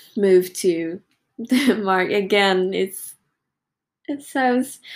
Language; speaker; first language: English; non-native, fluent; Japanese